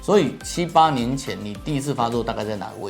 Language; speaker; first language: Chinese; native; Chinese